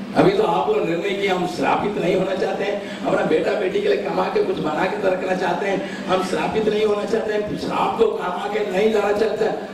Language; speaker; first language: Hindi; non-native, local second language; Tamil